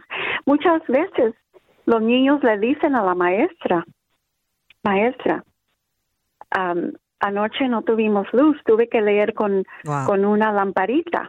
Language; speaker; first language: Spanish; early bilingual, other home language; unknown